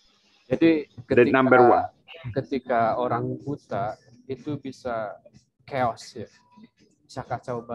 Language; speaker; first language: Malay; non-native, local second language; Sundanese